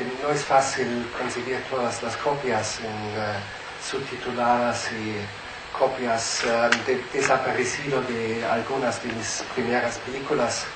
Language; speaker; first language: Spanish; non-native, fluent; German